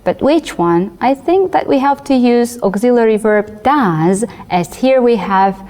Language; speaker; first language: English; non-native, fluent; Georgian